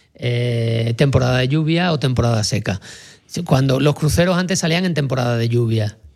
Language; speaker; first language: Spanish; native; Spanish